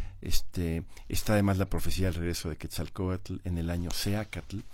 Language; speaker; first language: Spanish; native; Spanish